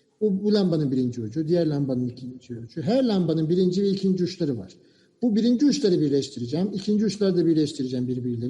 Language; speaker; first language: Turkish; native; Turkish